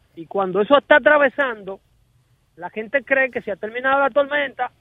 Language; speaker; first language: Spanish; native; Spanish